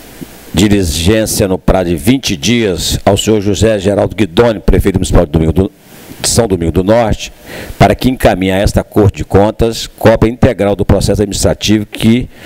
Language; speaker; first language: Portuguese; native; Portuguese